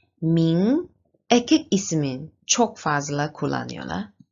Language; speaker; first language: Turkish; non-native, learner; Chinese